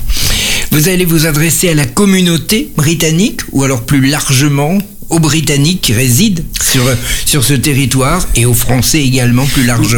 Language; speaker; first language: French; native; French